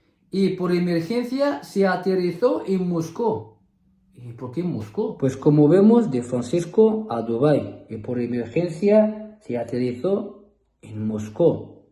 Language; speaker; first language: Spanish; non-native, fluent; Arabic